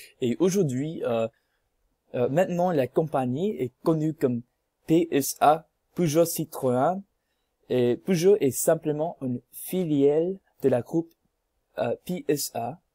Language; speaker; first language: French; non-native, learner; English